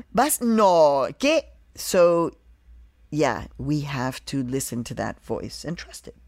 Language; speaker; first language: English; native; English